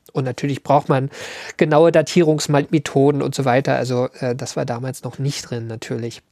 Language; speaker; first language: German; native; German